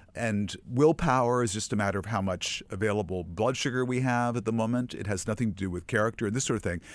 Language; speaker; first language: English; native; English